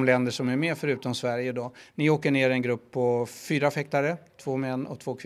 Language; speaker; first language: Swedish; native; Swedish